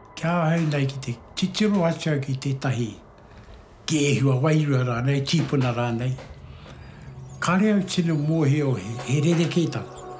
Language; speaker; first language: Māori; native; Māori